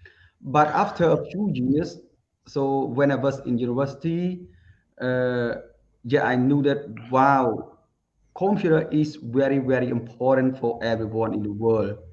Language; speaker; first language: English; non-native, learner; Khmer